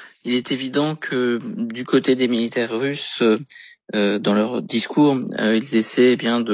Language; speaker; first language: French; native; French